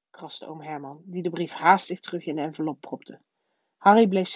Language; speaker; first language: Dutch; native; Dutch